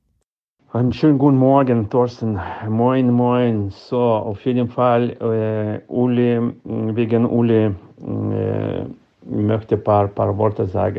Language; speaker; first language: German; non-native, fluent; Lithuanian